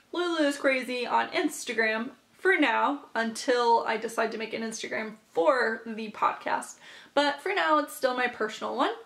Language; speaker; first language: English; native; English